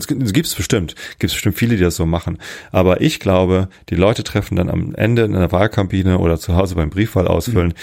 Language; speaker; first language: German; native; German